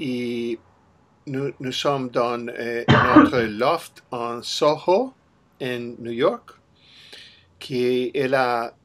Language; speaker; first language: French; non-native, learner; English